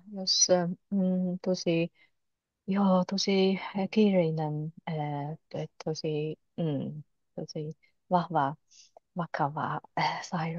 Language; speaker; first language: Finnish; non-native, learner; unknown